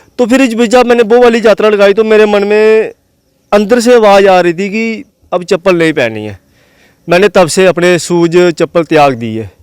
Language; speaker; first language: Hindi; non-native, local second language; Dogri